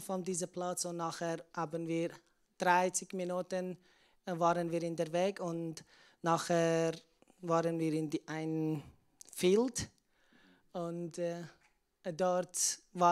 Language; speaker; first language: German; non-native, learner; Persian